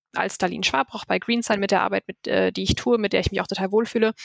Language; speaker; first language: German; native; German